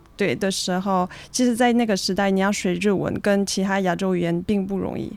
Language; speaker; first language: Chinese; non-native, fluent; French